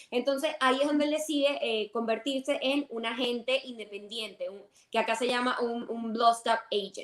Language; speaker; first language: Spanish; native; Spanish